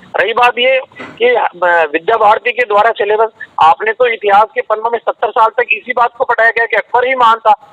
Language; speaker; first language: Hindi; native; Hindi